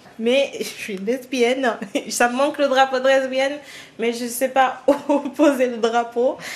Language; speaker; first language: French; non-native, fluent; Portuguese